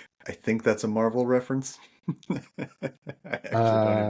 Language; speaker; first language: English; native; English